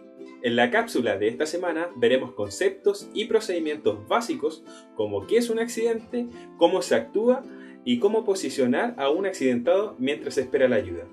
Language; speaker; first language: Spanish; native; Spanish